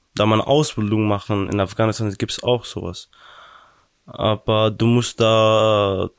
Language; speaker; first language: German; non-native, fluent; Persian